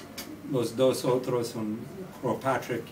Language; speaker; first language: Spanish; non-native, learner; English